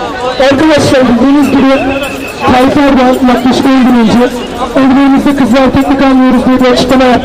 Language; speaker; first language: Turkish; native; Turkish